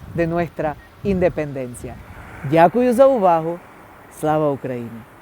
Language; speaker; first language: Spanish; non-native, fluent; Ukrainian